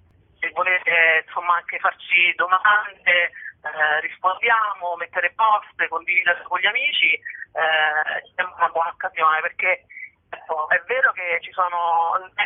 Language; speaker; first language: Italian; native; Italian